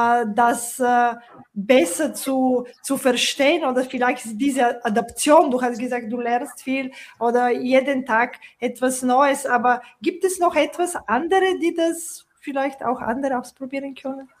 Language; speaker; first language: German; non-native, fluent; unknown